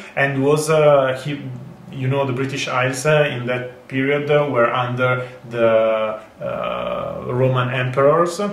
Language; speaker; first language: English; non-native, fluent; Italian